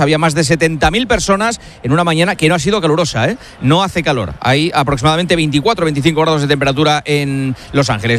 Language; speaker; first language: Spanish; native; Spanish